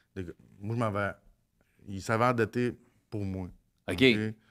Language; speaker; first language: French; native; French